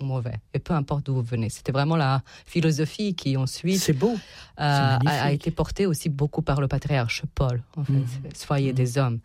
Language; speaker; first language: French; non-native, fluent; Serbian